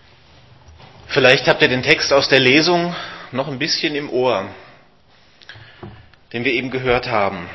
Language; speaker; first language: German; native; German